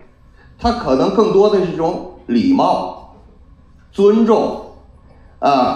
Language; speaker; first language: Chinese; native; Chinese